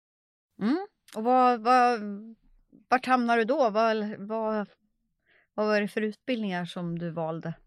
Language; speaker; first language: Swedish; native; Swedish